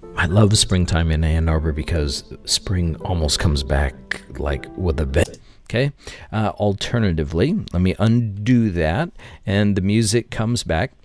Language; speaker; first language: English; native; English